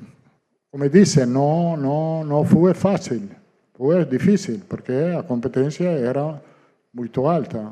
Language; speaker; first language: Portuguese; non-native, learner; Italian